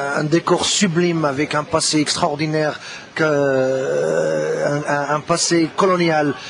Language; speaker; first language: French; non-native, local second language; Arabic